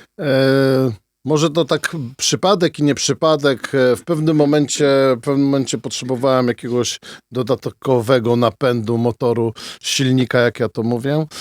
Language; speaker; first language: Polish; native; Polish